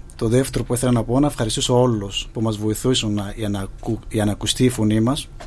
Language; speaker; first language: Greek; non-native, fluent; Arabic